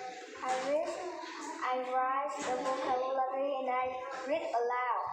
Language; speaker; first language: English; non-native, learner; Vietnamese